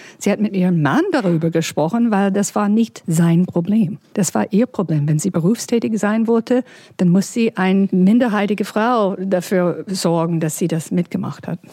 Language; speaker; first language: German; non-native, fluent; English